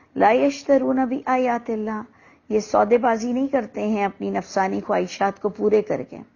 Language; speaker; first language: Urdu; native; Urdu